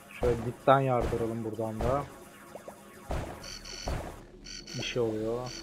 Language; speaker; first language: Turkish; native; Turkish